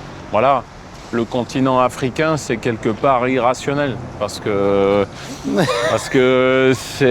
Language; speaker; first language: French; native; French